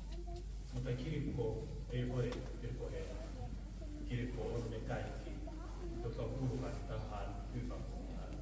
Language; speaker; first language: Finnish; non-native, fluent; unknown